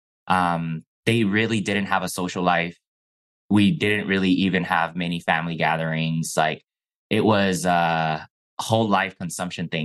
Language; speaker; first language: English; non-native, fluent; Chinese